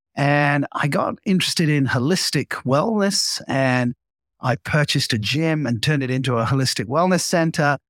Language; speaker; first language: English; native; English